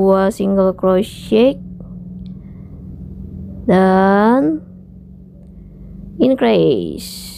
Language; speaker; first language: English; non-native, local second language; Indonesian